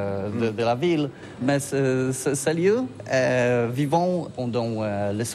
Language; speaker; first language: French; non-native, learner; Polish